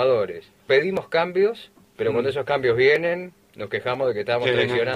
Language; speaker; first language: Spanish; native; Spanish